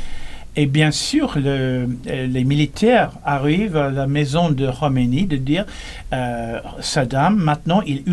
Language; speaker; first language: French; non-native, learner; English